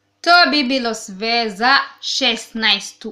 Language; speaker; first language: Serbian; non-native, learner; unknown